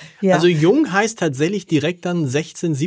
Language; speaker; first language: German; native; German